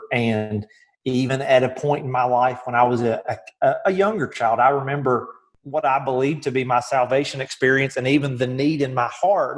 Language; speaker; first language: English; native; English